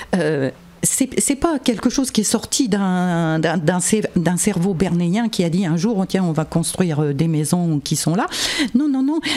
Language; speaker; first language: French; native; French